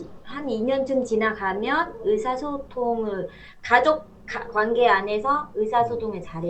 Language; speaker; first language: Korean; non-native, fluent; Vietnamese